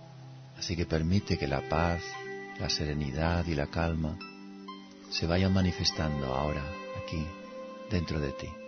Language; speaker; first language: Spanish; native; Spanish